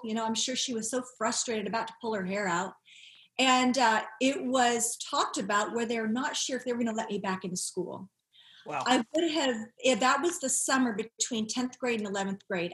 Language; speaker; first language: English; native; English